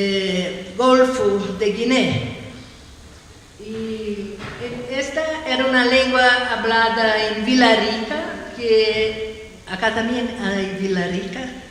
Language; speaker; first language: Spanish; non-native, learner; Portuguese